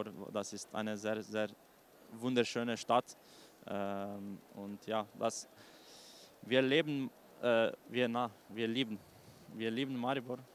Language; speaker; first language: German; non-native, learner; Slovenian